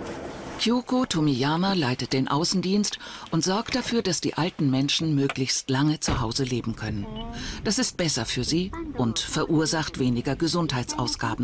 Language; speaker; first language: German; native; German